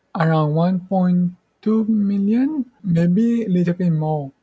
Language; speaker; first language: English; non-native, fluent; Morisyen